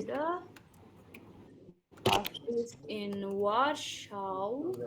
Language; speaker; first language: German; non-native, fluent; Hindi